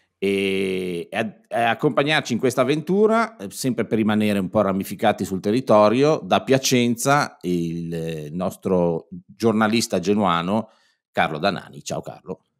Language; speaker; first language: Italian; native; Italian